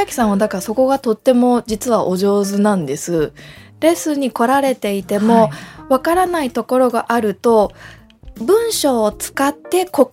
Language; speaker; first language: Japanese; native; Japanese